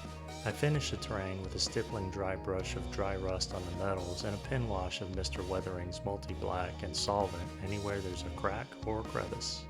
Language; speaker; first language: English; native; English